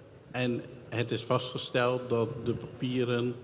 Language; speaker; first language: Dutch; early bilingual, other home language; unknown